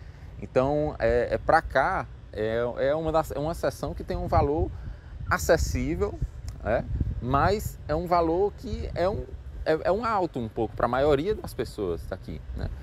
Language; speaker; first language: Portuguese; native; Portuguese